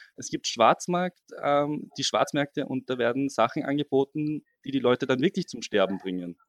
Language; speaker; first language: German; native; German